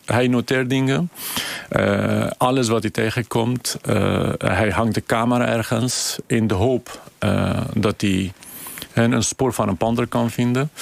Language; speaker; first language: Dutch; non-native, fluent; Kurdish